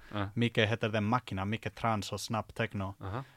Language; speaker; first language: Swedish; non-native, fluent; Spanish